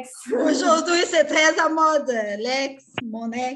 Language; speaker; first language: French; non-native, fluent; Portuguese